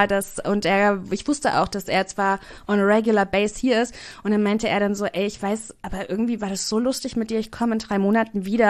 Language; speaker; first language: German; native; German